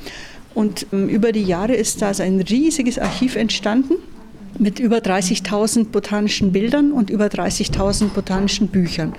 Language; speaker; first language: German; native; German